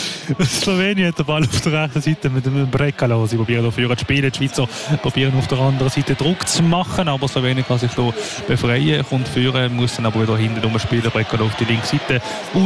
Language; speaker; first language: German; native; German